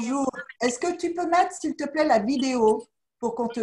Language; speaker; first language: French; native; French